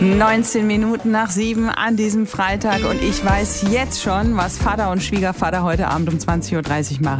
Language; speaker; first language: German; native; German